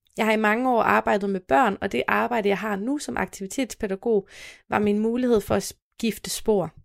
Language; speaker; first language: Danish; native; Danish